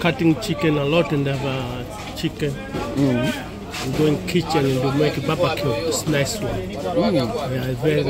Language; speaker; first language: English; non-native, local second language; Swahili